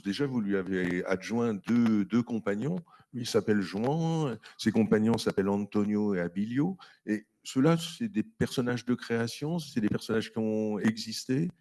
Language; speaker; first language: French; native; French